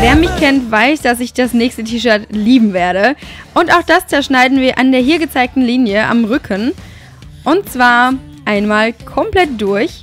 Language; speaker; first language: German; native; German